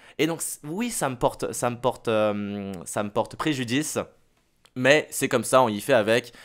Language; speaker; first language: French; native; French